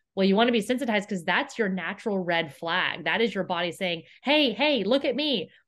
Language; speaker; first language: English; native; English